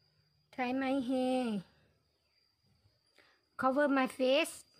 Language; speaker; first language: English; non-native, learner; Thai